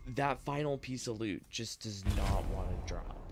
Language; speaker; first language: English; native; English